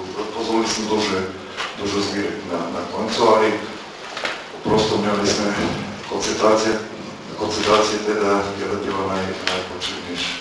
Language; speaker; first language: Polish; non-native, fluent; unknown